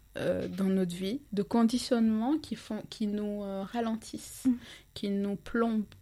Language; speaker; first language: French; non-native, local second language; Ngazidja Comorian